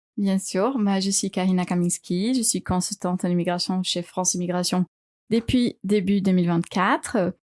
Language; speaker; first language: French; non-native, fluent; Portuguese